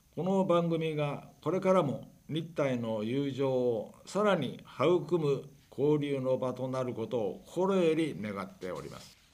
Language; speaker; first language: Japanese; native; Japanese